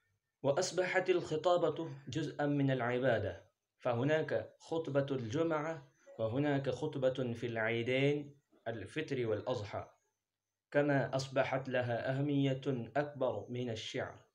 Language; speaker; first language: Arabic; non-native, fluent; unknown